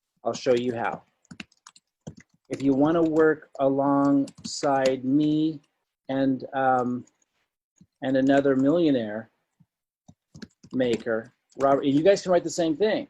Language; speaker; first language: English; native; English